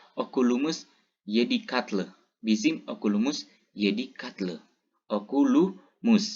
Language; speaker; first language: Turkish; non-native, fluent; Indonesian